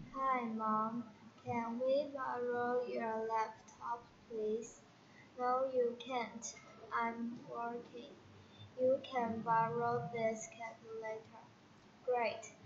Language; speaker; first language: English; non-native, learner; Turkish